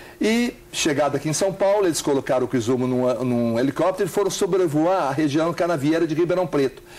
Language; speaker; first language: Portuguese; native; Portuguese